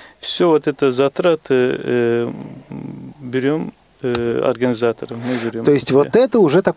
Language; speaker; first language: Russian; non-native, fluent; Turkish